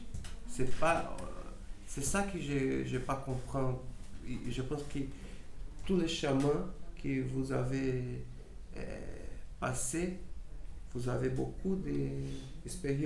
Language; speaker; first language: French; non-native, learner; Portuguese